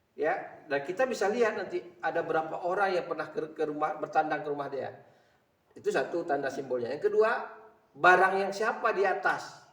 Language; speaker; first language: Indonesian; native; Indonesian